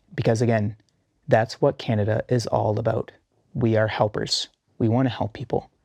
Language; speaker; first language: English; early bilingual, heritage; Arabic